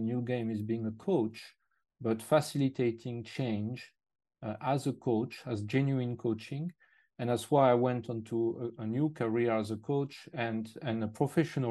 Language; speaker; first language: English; non-native, fluent; French